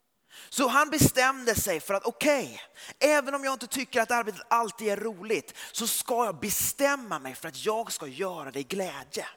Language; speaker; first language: Swedish; early bilingual, heritage; Swedish